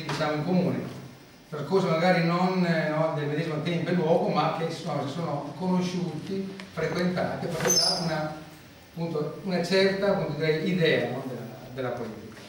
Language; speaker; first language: Italian; native; Italian